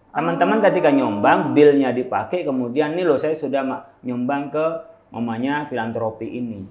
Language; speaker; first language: Indonesian; non-native, local second language; Madurese